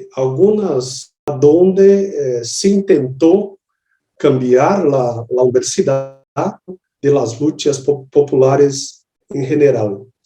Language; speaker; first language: Spanish; non-native, learner; Portuguese